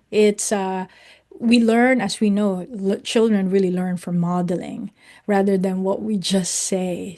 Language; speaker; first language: English; non-native, local second language; Filipino